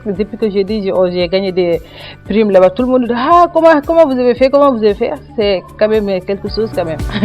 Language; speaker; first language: French; non-native, learner; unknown